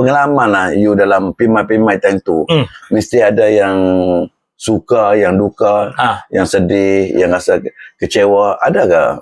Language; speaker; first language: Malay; non-native, local second language; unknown